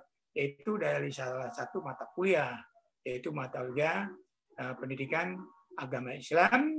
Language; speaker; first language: Indonesian; native; Indonesian